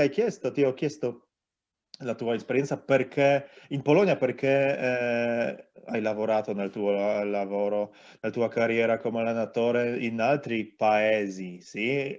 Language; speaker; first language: Italian; non-native, learner; Polish